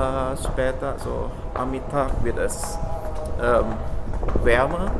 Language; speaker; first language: German; non-native, fluent; Indonesian